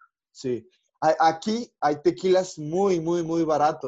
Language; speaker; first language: Spanish; native; Spanish